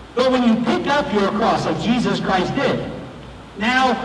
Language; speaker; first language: English; native; English